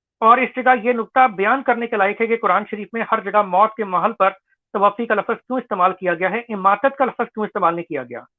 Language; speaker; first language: Urdu; native; Urdu